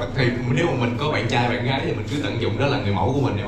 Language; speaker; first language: Vietnamese; native; Vietnamese